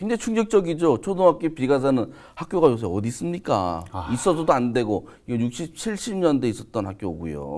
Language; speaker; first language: Korean; native; Korean